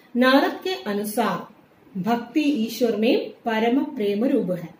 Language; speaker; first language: Hindi; non-native, local second language; Malayalam